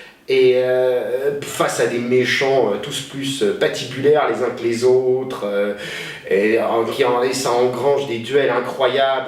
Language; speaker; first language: French; native; French